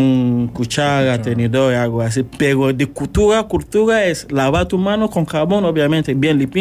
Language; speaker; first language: Spanish; non-native, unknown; Yoruba